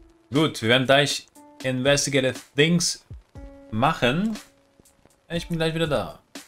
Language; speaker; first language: German; native; German